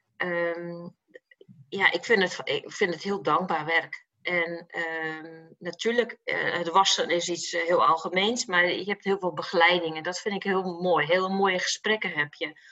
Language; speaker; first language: Dutch; native; Dutch